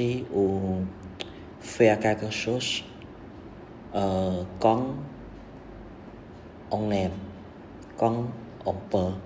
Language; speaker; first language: French; non-native, learner; Khmer